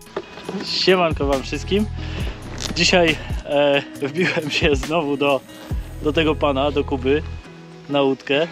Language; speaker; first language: Polish; native; Polish